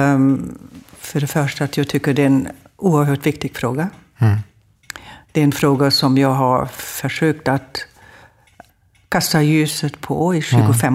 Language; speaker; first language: Swedish; non-native, fluent; German